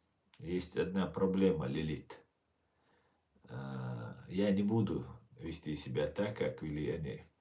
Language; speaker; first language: Russian; non-native, local second language; Chechen